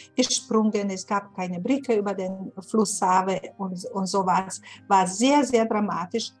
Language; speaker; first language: German; non-native, fluent; Bosnian